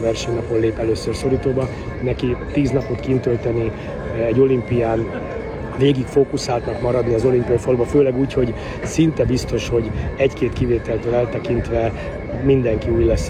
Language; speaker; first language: Hungarian; native; Hungarian